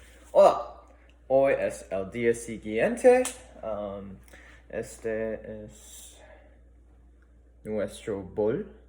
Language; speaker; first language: Spanish; non-native, learner; English